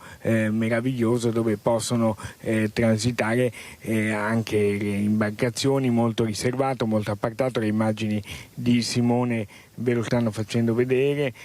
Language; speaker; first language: Italian; native; Italian